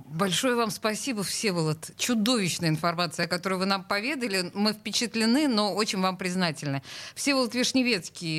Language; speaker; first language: Russian; native; Russian